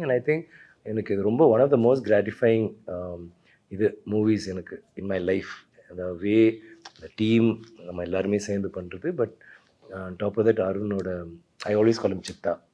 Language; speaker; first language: Tamil; native; Tamil